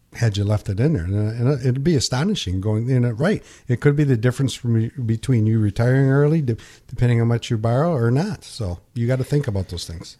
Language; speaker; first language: English; native; English